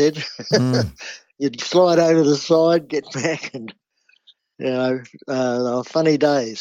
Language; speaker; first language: English; native; English